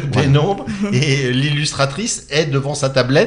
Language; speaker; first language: French; native; French